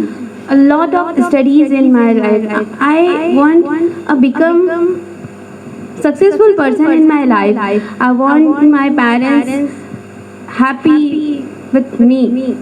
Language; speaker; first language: English; non-native, learner; Hindi